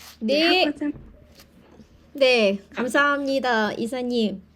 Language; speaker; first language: Korean; non-native, fluent; Vietnamese